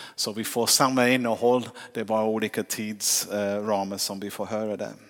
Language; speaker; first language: Swedish; non-native, fluent; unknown